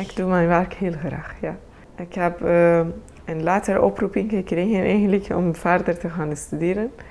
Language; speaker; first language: Dutch; non-native, fluent; Persian